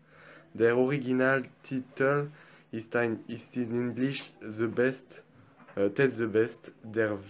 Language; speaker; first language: German; non-native, learner; French